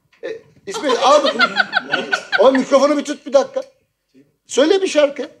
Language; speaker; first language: Turkish; native; Turkish